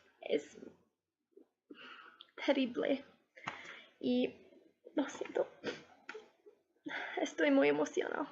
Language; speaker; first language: Spanish; non-native, learner; English